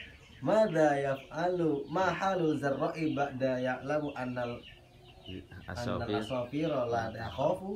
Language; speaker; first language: Arabic; non-native, learner; Indonesian